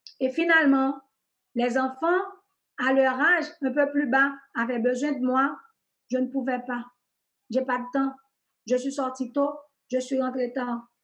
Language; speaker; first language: French; non-native, local second language; Haitian Creole